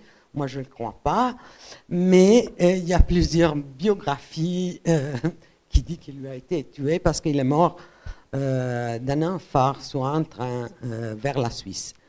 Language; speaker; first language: French; non-native, fluent; Italian